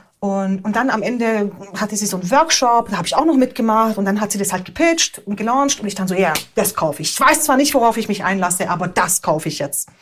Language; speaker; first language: German; early bilingual, other home language; Hungarian